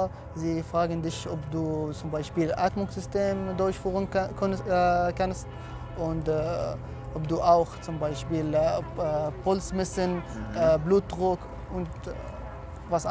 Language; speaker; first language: German; non-native, fluent; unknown